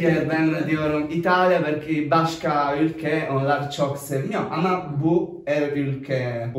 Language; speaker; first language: Turkish; non-native, learner; Italian